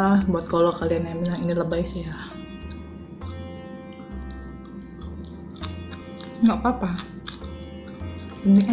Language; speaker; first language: Indonesian; native; Indonesian